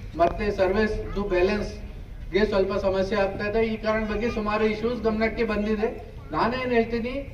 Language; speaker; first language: Kannada; non-native, local second language; Hindi